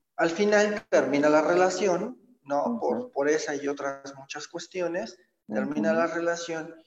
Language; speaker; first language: Spanish; native; Spanish